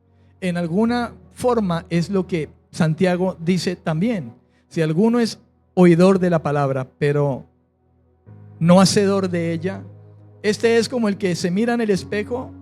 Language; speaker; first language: Spanish; native; Spanish